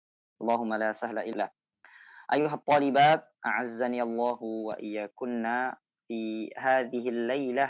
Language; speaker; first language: Arabic; non-native, fluent; Indonesian